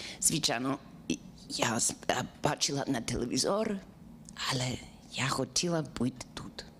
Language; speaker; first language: Ukrainian; non-native, learner; English